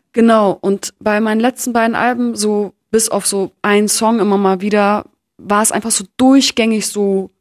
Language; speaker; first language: German; native; German